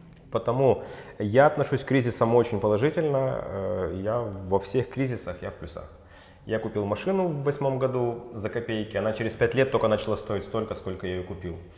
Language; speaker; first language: Russian; native; Russian